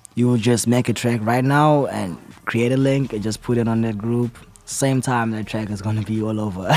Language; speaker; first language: English; non-native, local second language; Zulu